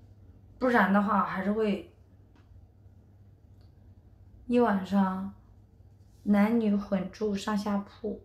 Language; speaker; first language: Chinese; native; Chinese